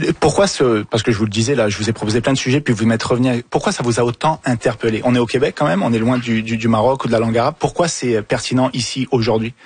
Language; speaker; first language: French; early bilingual, other home language; Arabic